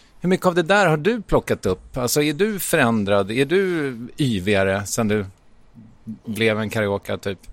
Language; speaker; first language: Swedish; native; Swedish